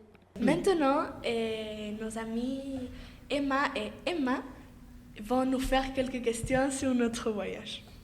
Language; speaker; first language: French; non-native, fluent; Spanish